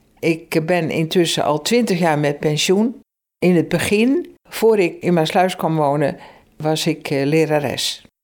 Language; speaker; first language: Dutch; native; Dutch